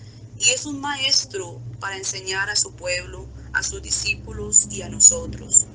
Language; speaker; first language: Spanish; native; Spanish